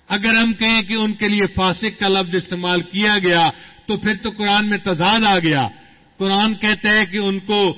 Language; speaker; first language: Urdu; non-native, local second language; Punjabi